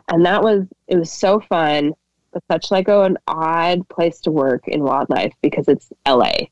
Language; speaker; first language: English; native; English